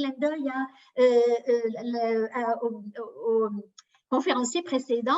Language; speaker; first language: French; native; French